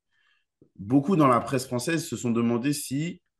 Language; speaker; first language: French; native; French